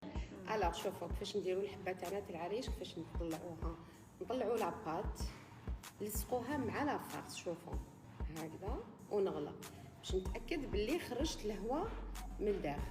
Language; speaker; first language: Arabic; native; Arabic